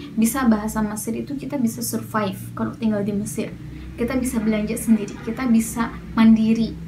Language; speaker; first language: Indonesian; native; Indonesian